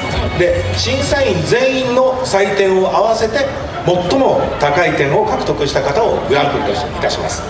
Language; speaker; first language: Japanese; native; Japanese